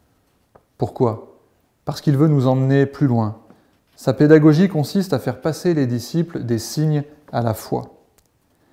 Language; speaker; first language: French; native; French